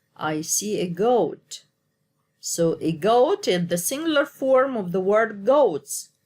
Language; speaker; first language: English; non-native, learner; Arabic